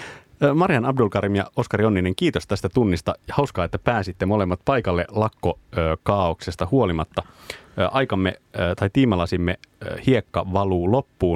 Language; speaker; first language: Finnish; native; Finnish